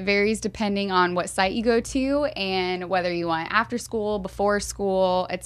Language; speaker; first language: English; native; English